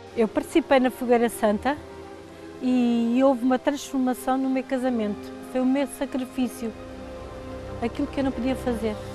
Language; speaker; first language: Portuguese; native; Portuguese